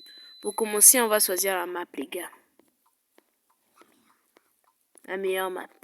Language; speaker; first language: French; native; French